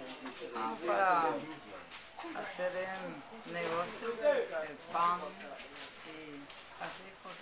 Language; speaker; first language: Spanish; non-native, local second language; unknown